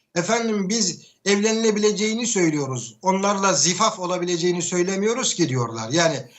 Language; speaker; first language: Turkish; native; Turkish